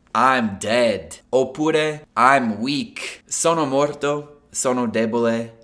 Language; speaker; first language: Italian; non-native, fluent; English